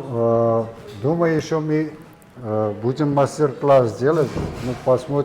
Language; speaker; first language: Russian; non-native, local second language; Armenian